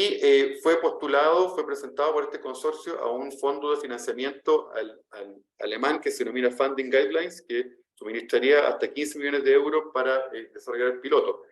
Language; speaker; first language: Spanish; native; Spanish